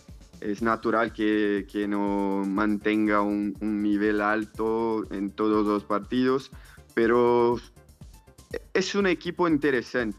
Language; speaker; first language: Spanish; non-native, fluent; Portuguese